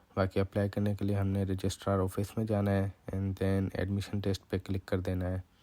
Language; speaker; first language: Urdu; non-native, local second language; Punjabi